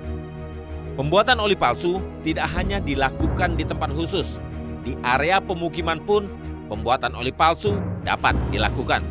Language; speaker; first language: Indonesian; native; Indonesian